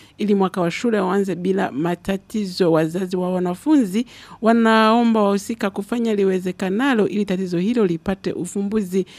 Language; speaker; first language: Swahili; non-native, local second language; Rundi